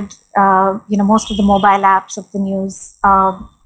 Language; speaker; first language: English; non-native, local second language; Hindi